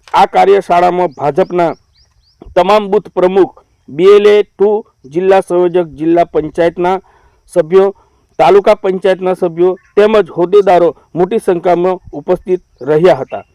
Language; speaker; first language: Gujarati; native; Gujarati